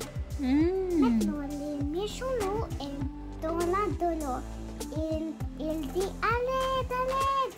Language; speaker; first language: French; early bilingual, other home language; Bangla